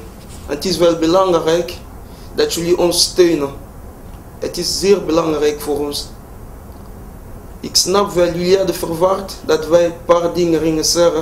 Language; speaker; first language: Dutch; non-native, fluent; Lingala